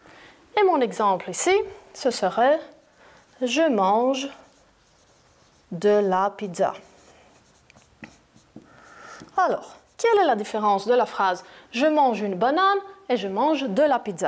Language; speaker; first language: French; non-native, fluent; Greek